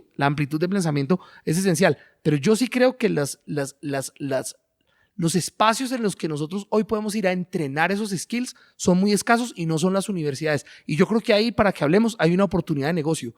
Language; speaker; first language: Spanish; native; Spanish